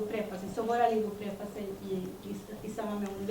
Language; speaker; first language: Swedish; early bilingual, other home language; Spanish